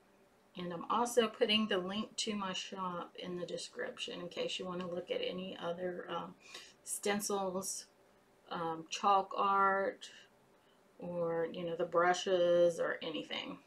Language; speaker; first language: English; native; English